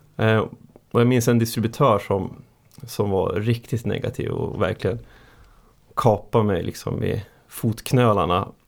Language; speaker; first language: Swedish; native; Swedish